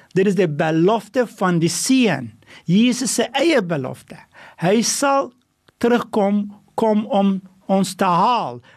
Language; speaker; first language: Afrikaans; non-native, fluent; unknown